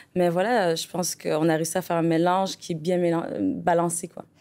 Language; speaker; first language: French; native; French